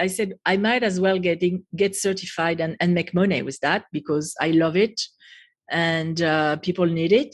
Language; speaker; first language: English; non-native, fluent; French